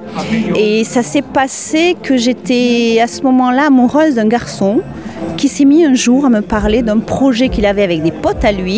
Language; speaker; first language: French; native; French